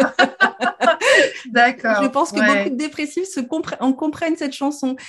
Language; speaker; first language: French; native; French